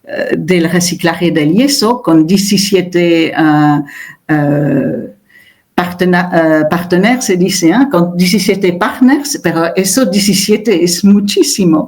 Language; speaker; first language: Spanish; non-native, fluent; French